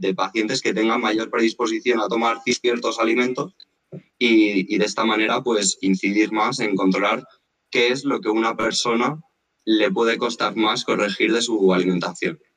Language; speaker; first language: Spanish; native; Spanish